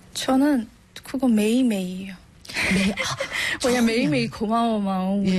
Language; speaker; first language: Korean; non-native, learner; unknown